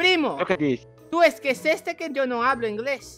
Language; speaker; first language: Spanish; non-native, learner; Portuguese